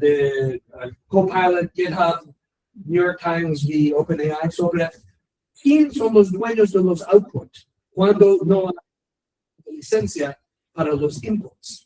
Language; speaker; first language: Spanish; non-native, learner; English